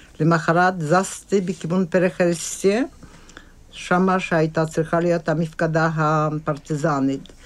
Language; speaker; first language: Hebrew; non-native, fluent; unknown